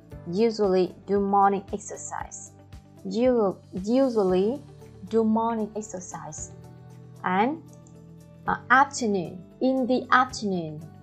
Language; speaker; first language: English; non-native, fluent; Vietnamese